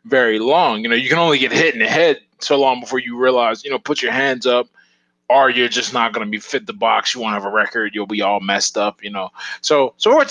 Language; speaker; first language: English; native; English